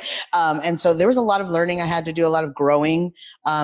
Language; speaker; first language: English; native; English